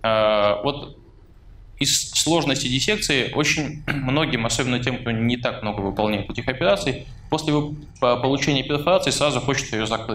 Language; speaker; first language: Russian; native; Russian